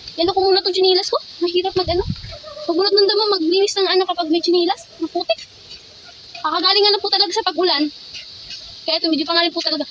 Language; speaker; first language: Filipino; non-native, local second language; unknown